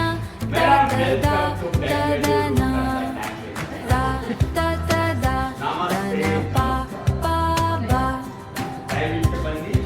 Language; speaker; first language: Kannada; non-native, learner; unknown